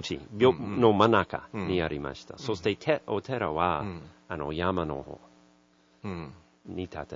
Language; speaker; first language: Japanese; non-native, learner; English